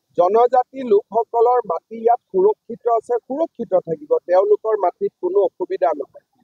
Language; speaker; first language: Assamese; native; Assamese